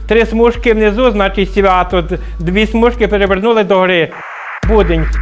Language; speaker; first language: Ukrainian; native; Ukrainian